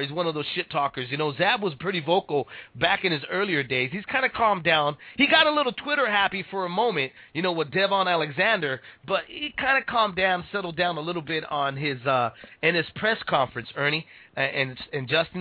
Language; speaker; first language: English; native; English